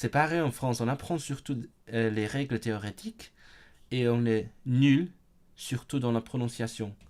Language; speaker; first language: French; non-native, fluent; Cantonese